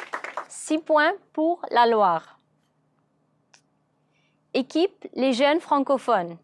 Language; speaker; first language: French; non-native, fluent; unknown